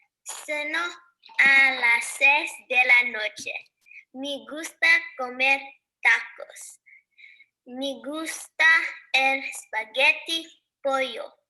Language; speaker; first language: Spanish; non-native, learner; English